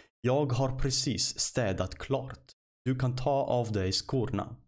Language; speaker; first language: Swedish; non-native, fluent; Arabic